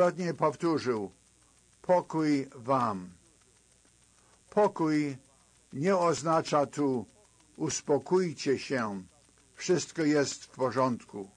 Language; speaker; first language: Polish; native; Polish